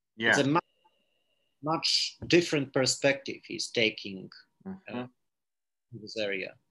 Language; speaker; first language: English; non-native, fluent; Polish